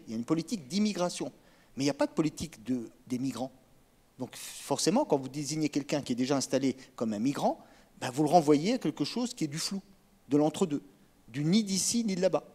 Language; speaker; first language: French; native; French